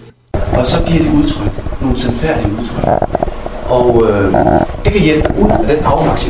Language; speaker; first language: Danish; native; Danish